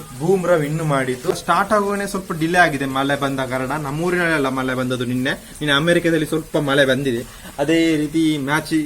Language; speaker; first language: Kannada; non-native, local second language; Tulu